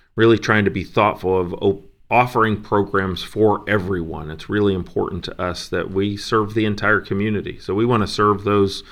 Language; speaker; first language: English; native; English